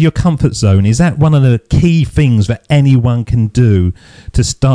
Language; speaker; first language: English; native; English